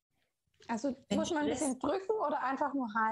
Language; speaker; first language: German; native; German